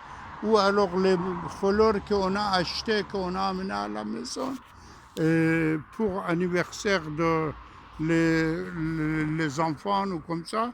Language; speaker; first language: French; non-native, fluent; Persian